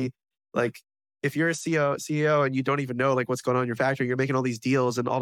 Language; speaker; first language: English; native; English